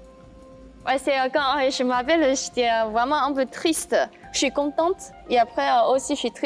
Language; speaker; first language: French; non-native, learner; Chinese